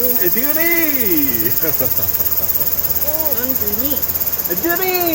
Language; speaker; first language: Korean; native; Korean